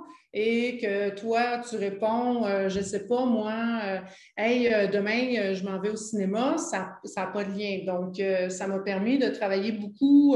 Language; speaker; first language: French; native; French